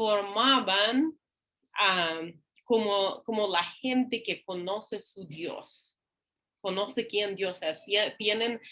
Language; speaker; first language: Spanish; non-native, fluent; English